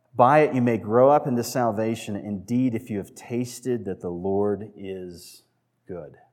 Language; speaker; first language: English; native; English